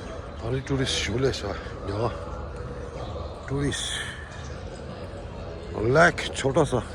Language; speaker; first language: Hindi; non-native, local second language; Tibetan